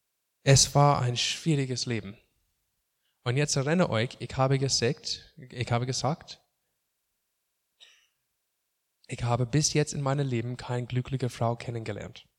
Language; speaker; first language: German; non-native, fluent; English